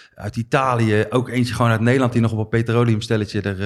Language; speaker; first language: Dutch; native; Dutch